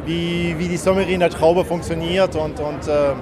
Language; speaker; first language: German; native; German